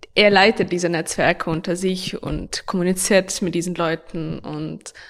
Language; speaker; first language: German; non-native, fluent; Ukrainian